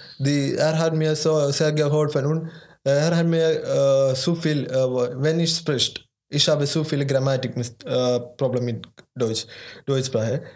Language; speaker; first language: German; non-native, learner; Malayalam